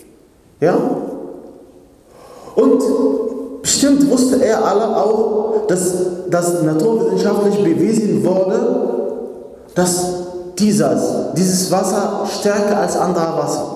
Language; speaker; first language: German; non-native, fluent; Arabic